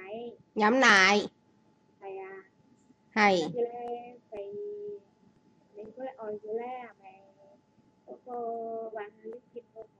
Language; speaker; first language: Cantonese; non-native, learner; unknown